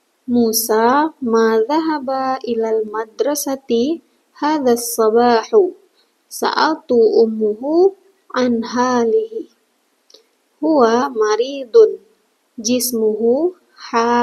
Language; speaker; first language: Arabic; non-native, fluent; Indonesian